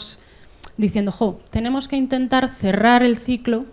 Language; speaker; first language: Spanish; native; Spanish